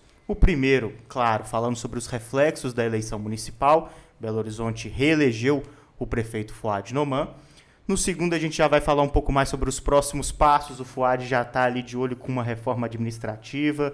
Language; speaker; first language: Portuguese; native; Portuguese